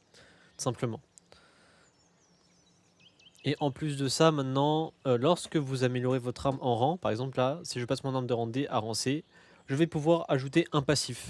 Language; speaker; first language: French; native; French